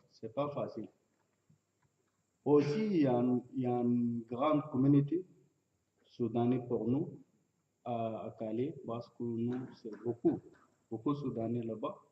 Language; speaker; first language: French; non-native, learner; Arabic